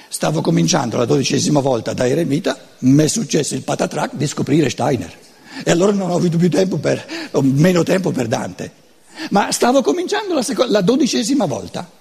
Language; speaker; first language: Italian; non-native, local second language; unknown